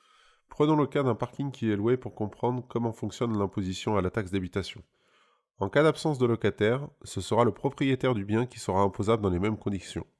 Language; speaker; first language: French; native; French